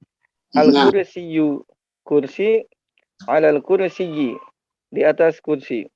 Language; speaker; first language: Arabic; non-native, learner; Indonesian